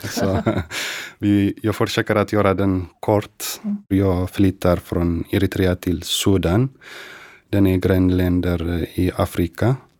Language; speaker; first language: Swedish; non-native, fluent; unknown